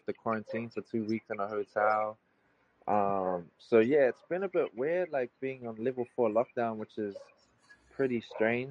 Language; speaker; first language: English; native; English